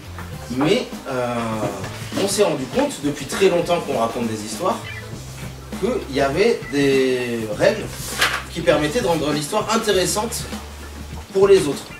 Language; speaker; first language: French; native; French